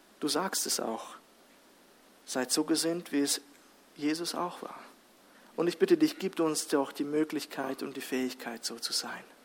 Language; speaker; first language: German; early bilingual, other home language; Russian